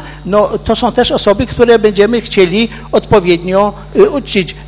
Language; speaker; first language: Polish; native; Polish